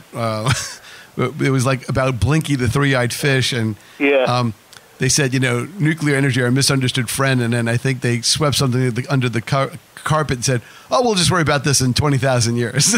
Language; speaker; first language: English; native; English